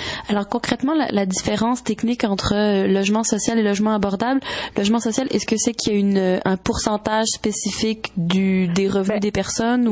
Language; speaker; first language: French; native; French